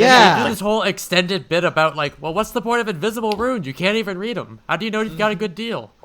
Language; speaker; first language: English; native; English